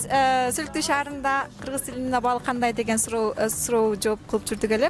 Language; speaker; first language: Kyrgyz; native; Kyrgyz